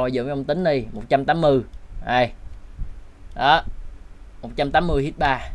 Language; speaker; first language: Vietnamese; native; Vietnamese